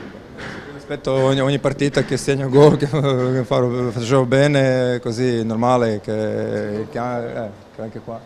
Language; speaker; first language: Italian; non-native, fluent; Croatian